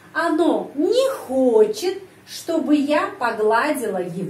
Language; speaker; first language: Russian; early bilingual, heritage; Russian